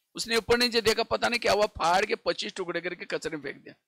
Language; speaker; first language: Hindi; non-native, local second language; Marathi